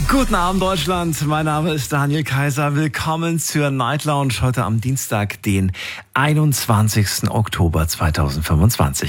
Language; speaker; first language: German; native; German